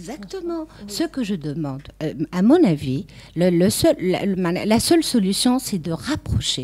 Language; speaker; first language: French; non-native, local second language; Arabic